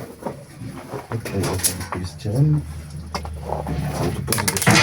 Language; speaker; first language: French; native; French